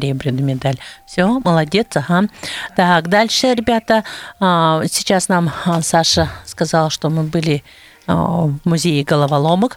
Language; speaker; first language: Russian; non-native, local second language; Buriat